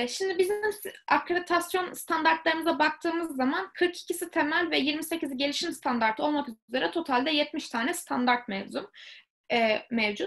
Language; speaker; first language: Turkish; native; Turkish